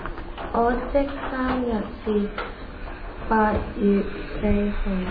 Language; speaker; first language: Chinese; early bilingual, heritage; Chinese